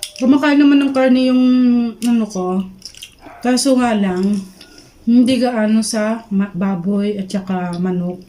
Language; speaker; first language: Filipino; non-native, local second language; Iloko